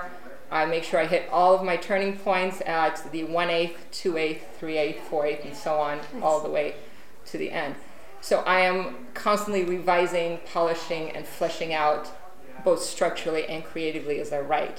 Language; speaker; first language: English; non-native, fluent; Romanian